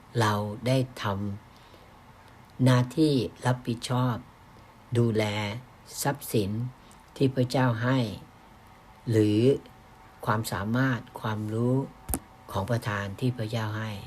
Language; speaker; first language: Thai; native; Thai